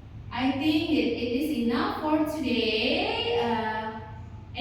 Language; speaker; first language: English; non-native, learner; Indonesian